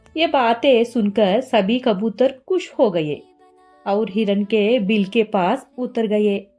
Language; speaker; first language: Hindi; non-native, learner; Telugu